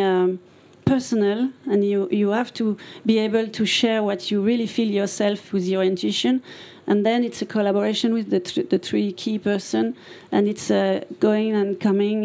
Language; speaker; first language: English; non-native, fluent; French